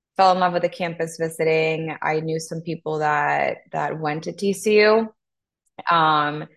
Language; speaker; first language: English; non-native, fluent; Spanish